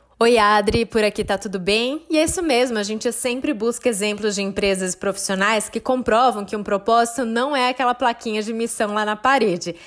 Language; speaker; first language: Portuguese; native; Portuguese